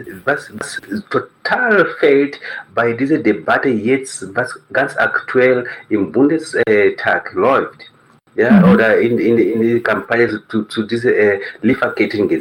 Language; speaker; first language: German; non-native, fluent; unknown